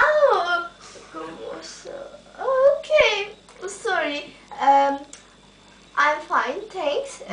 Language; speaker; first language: English; non-native, learner; Turkish